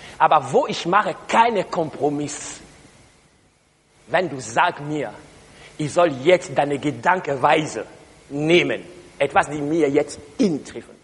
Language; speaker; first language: German; non-native, learner; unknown